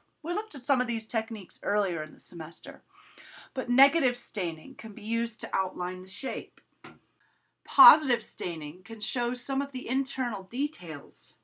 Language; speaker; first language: English; native; English